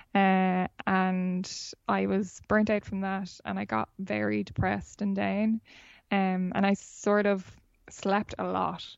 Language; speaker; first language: English; native; English